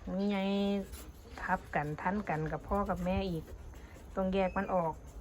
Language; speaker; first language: Thai; native; Thai